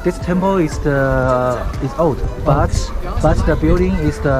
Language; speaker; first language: English; non-native, learner; Chinese